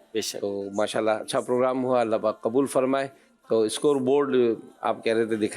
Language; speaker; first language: Urdu; native; Urdu